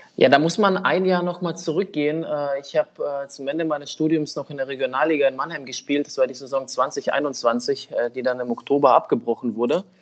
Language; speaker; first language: German; early bilingual, other home language; Russian